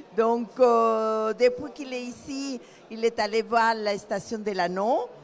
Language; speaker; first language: French; non-native, fluent; Spanish